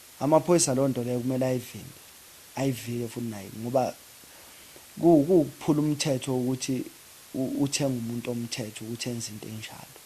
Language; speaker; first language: Zulu; native; Zulu